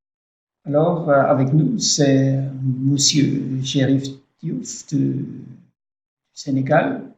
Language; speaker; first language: French; non-native, fluent; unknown